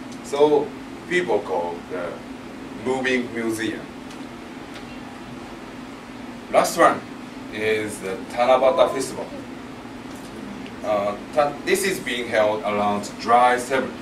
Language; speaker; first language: English; non-native, learner; Japanese